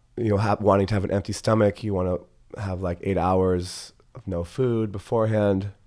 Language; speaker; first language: English; native; English